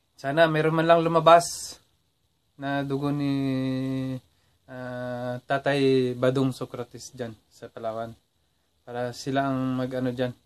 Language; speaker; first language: Filipino; native; Filipino